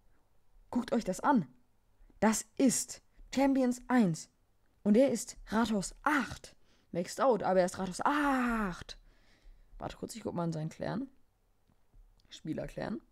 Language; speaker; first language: German; native; German